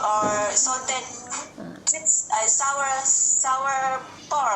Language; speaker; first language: English; non-native, learner; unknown